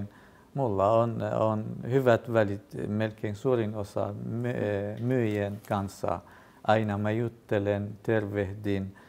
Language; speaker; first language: Finnish; non-native, fluent; Kurdish